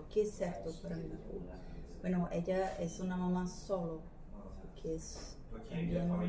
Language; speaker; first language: Spanish; non-native, fluent; Portuguese